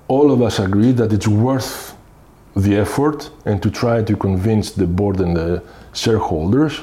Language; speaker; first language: English; non-native, fluent; Greek